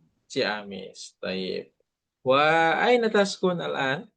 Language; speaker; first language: Arabic; non-native, fluent; Indonesian